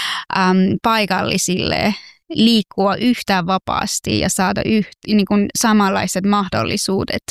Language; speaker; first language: Finnish; early bilingual, other home language; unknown